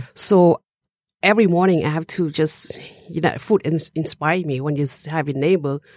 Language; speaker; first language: English; non-native, learner; Hmong